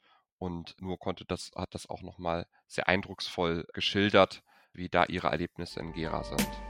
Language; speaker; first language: German; native; German